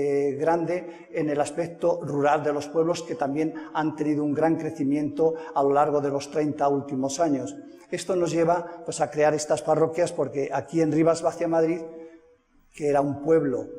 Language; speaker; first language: Spanish; native; Spanish